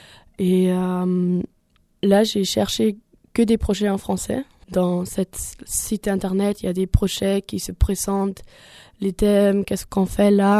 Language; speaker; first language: French; non-native, learner; German